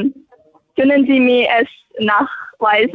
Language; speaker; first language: German; non-native, learner; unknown